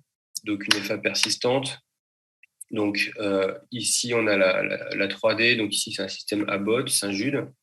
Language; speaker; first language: French; native; French